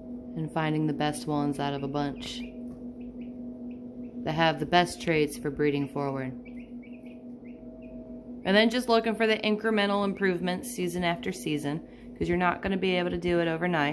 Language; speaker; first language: English; native; English